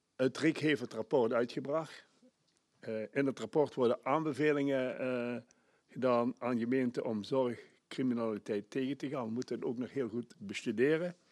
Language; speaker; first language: Dutch; native; Dutch